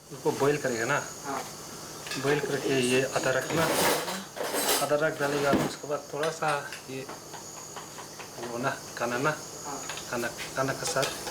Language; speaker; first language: Hindi; non-native, local second language; Assamese